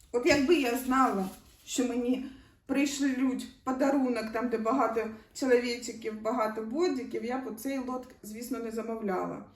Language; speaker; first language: Ukrainian; native; Ukrainian